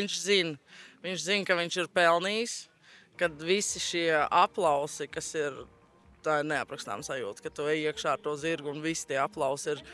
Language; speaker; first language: Latvian; native; Latvian